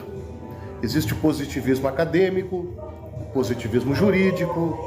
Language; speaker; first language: Portuguese; native; Portuguese